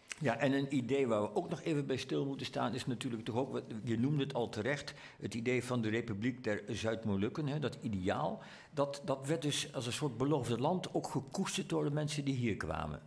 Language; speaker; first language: Dutch; native; Dutch